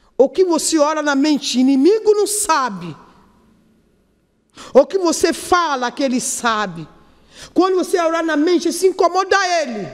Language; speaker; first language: Portuguese; non-native, learner; Yoruba